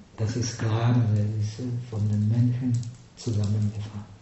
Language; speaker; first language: German; non-native, fluent; Czech